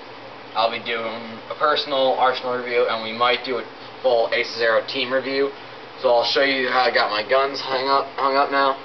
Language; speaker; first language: English; native; English